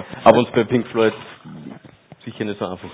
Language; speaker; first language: German; native; German